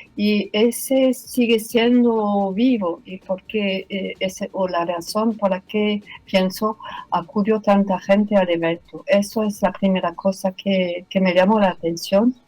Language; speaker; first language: Spanish; non-native, fluent; French